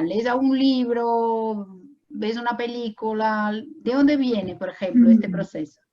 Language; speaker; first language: Spanish; non-native, fluent; Portuguese